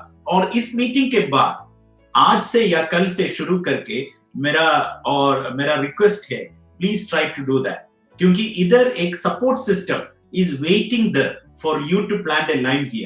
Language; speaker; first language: Hindi; non-native, local second language; Malayalam